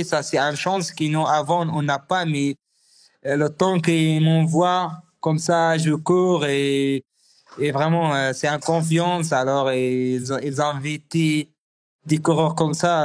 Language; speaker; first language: French; non-native, learner; Arabic